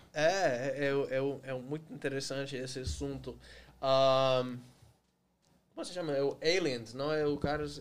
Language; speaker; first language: Portuguese; non-native, fluent; English